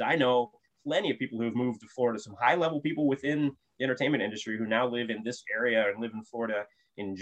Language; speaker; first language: English; native; English